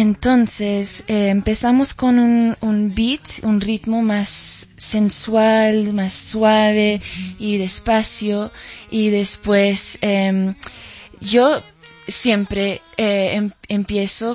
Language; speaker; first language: Spanish; early bilingual, heritage; English